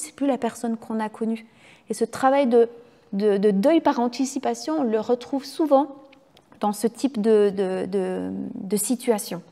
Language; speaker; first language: French; native; French